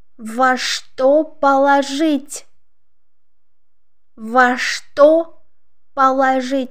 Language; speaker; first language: Russian; non-native, local second language; Uzbek